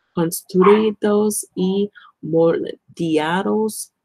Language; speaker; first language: Spanish; non-native, learner; English